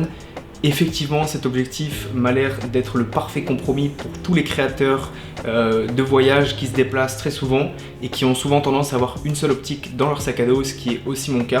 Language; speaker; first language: French; native; French